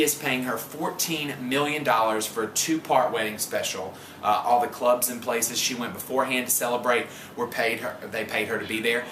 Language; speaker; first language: English; native; English